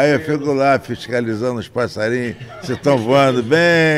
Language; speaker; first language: Portuguese; native; Portuguese